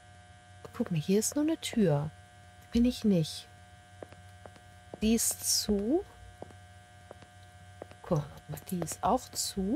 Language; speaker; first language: German; native; German